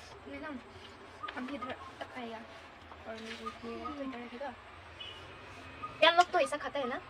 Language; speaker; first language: Hindi; non-native, local second language; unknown